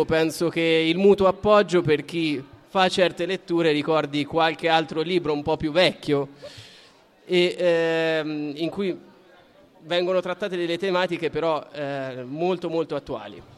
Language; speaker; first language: Italian; native; Italian